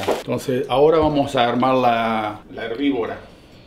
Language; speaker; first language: Spanish; native; Spanish